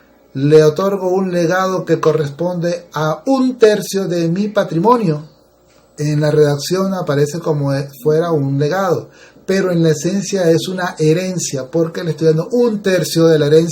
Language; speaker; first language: Spanish; native; Spanish